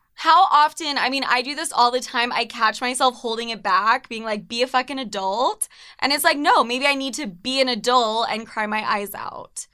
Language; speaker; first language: English; native; English